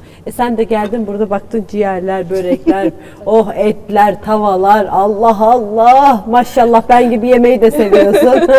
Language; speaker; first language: Turkish; native; Turkish